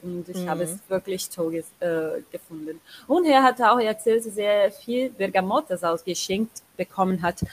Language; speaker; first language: German; non-native, learner; Portuguese